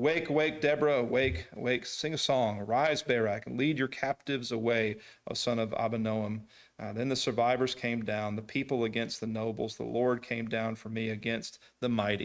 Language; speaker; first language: English; native; English